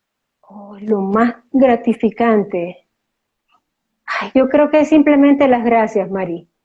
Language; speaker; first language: Spanish; native; Spanish